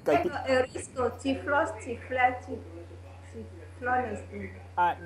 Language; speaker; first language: Greek; non-native, learner; Italian